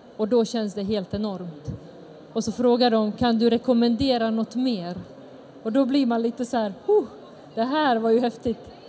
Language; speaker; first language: Swedish; early bilingual, other home language; Bosnian